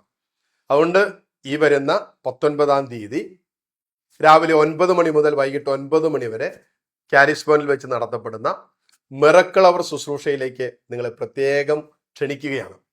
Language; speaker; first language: Malayalam; native; Malayalam